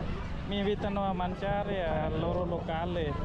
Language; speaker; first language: Italian; non-native, fluent; Vietnamese